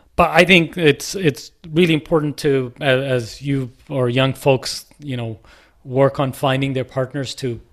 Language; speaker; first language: English; non-native, local second language; Punjabi